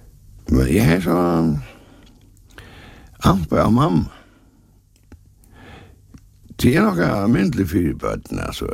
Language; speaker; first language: Danish; non-native, local second language; Faroese